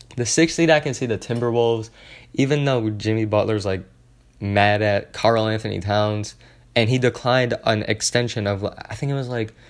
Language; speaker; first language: English; native; English